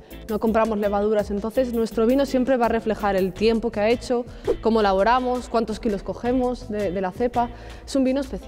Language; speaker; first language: Spanish; native; Spanish